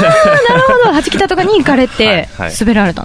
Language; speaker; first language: Japanese; native; Japanese